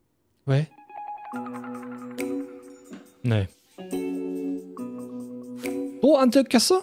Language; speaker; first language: Korean; non-native, fluent; German